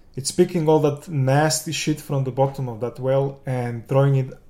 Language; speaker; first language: English; non-native, fluent; Serbian